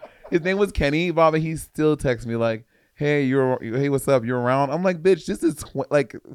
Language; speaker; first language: English; native; English